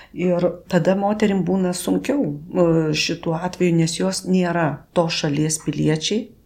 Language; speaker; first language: Lithuanian; native; Lithuanian